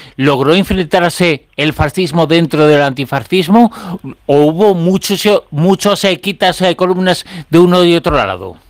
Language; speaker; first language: Spanish; native; Spanish